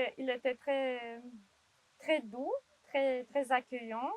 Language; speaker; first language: French; non-native, fluent; Romanian